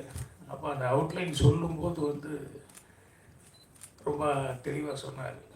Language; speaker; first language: Tamil; native; Tamil